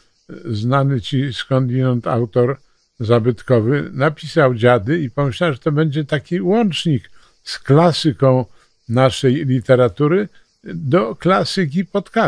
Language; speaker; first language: Polish; native; Polish